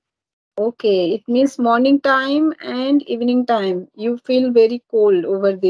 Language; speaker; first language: English; non-native, learner; Marathi